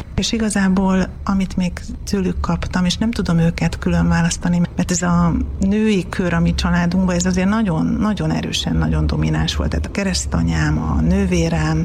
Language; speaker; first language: Hungarian; native; Hungarian